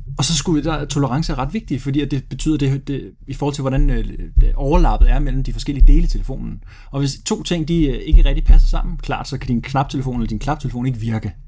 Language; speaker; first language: Danish; early bilingual, other home language; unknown